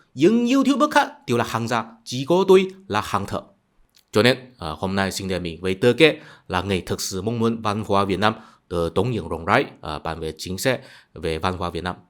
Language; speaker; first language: Vietnamese; non-native, fluent; Chinese